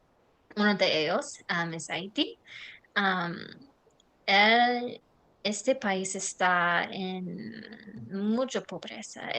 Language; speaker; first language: Spanish; non-native, learner; English